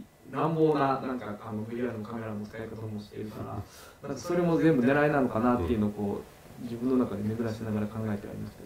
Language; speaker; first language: Japanese; native; Japanese